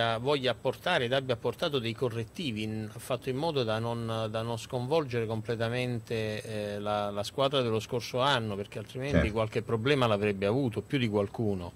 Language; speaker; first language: Italian; native; Italian